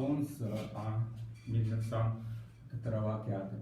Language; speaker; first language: French; non-native, learner; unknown